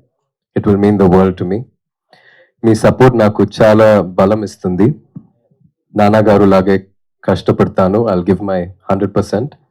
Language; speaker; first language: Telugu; non-native, local second language; Tamil